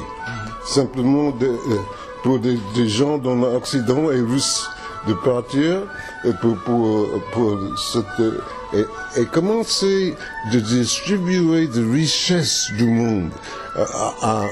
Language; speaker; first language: French; non-native, fluent; English